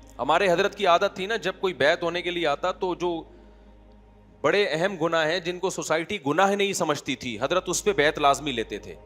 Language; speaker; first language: Urdu; native; Urdu